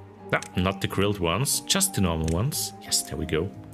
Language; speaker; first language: English; non-native, fluent; German